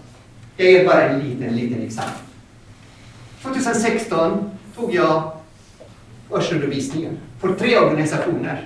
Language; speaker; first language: Swedish; non-native, fluent; Arabic